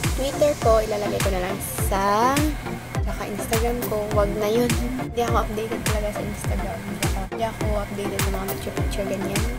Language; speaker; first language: Filipino; non-native, local second language; Cebuano